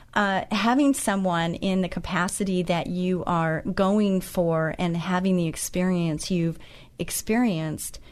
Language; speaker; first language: English; native; English